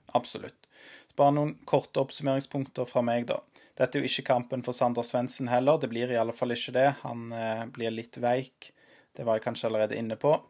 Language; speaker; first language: Norwegian; native; Norwegian